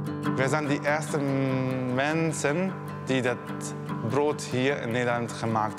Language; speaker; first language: Dutch; early bilingual, other home language; Arabic